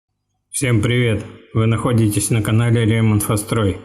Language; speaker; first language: Russian; native; Russian